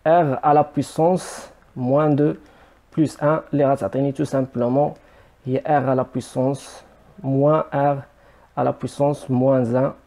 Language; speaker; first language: French; non-native, local second language; Arabic